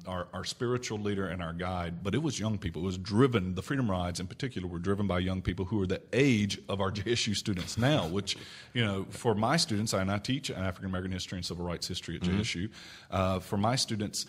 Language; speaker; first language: English; native; English